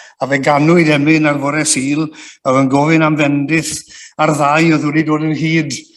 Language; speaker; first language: Welsh; native; Welsh